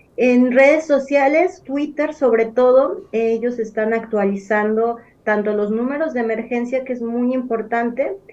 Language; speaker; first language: Spanish; native; Spanish